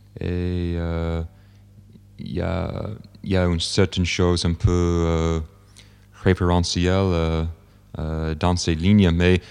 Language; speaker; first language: French; non-native, fluent; English